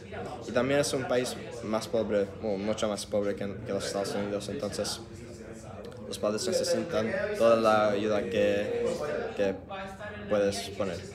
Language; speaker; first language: Spanish; non-native, learner; English